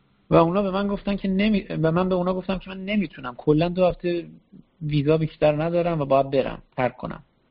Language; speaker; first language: Persian; native; Persian